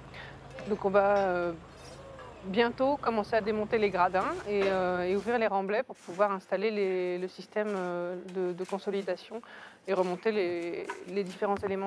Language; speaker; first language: French; native; French